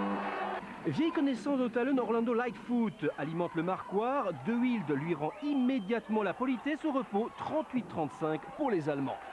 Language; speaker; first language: French; native; French